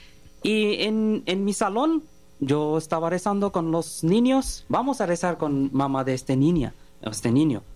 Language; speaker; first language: Spanish; non-native, learner; Bangla